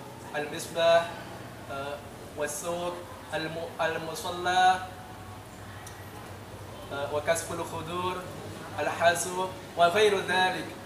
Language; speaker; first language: Arabic; non-native, learner; Indonesian